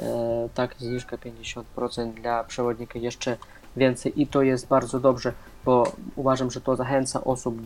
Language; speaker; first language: Polish; non-native, fluent; Russian